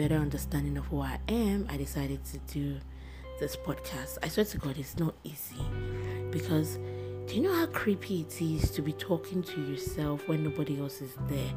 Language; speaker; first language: English; non-native, local second language; Yoruba